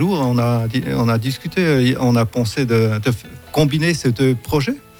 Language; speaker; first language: French; non-native, fluent; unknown